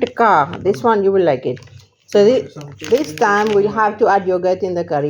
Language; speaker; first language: English; non-native, local second language; Morisyen